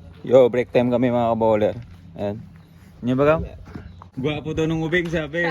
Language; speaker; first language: Filipino; non-native, local second language; Iloko